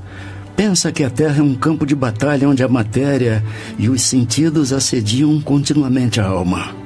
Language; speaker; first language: Portuguese; native; Portuguese